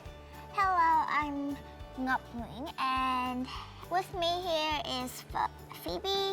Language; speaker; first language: English; non-native, fluent; Vietnamese